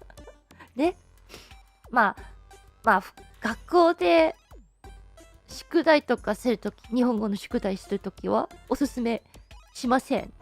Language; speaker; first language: Japanese; non-native, learner; English